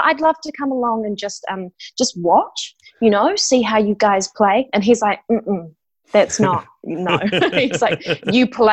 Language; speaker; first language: English; native; English